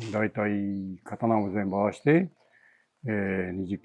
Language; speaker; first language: Japanese; native; Japanese